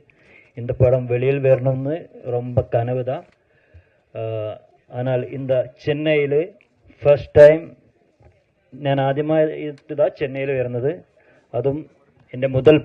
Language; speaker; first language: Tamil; non-native, learner; Malayalam